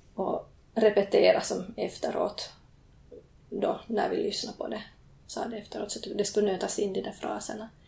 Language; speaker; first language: Swedish; native; Swedish